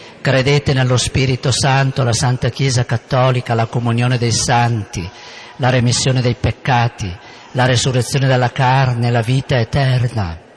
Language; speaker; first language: Italian; native; Italian